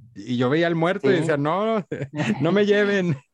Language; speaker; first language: Spanish; native; Spanish